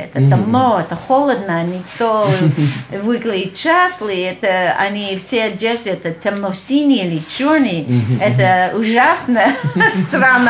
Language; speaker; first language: Russian; non-native, learner; English